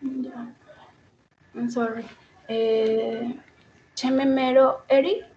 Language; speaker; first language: English; non-native, learner; Spanish